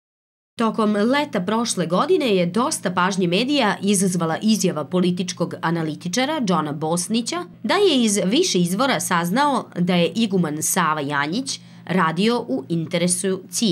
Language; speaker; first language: Serbian; native; Serbian